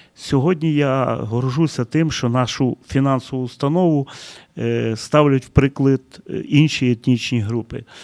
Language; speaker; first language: Ukrainian; early bilingual, heritage; Ukrainian